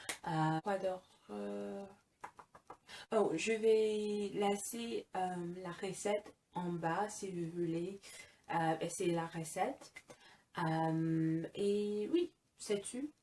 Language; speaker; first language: French; non-native, fluent; English